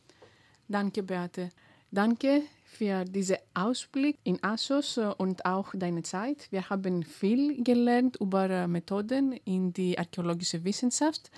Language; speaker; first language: German; non-native, fluent; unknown